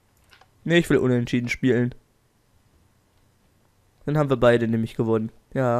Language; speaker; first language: German; native; German